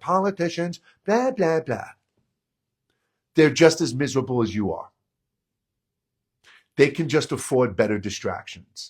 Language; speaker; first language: English; native; English